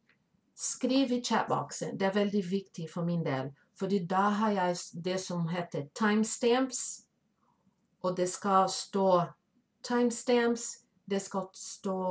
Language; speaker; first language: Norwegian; non-native, fluent; Spanish